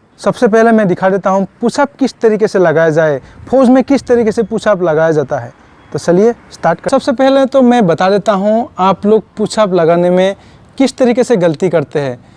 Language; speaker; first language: Hindi; non-native, local second language; Assamese